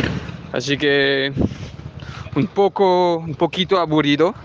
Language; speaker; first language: Spanish; non-native, learner; French